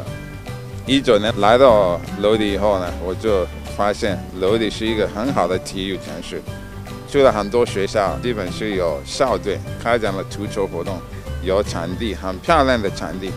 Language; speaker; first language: Chinese; non-native, fluent; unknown